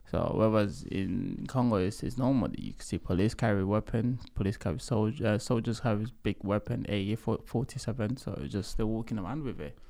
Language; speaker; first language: English; early bilingual, other home language; Lingala